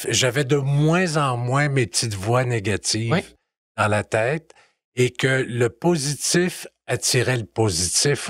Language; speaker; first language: French; native; French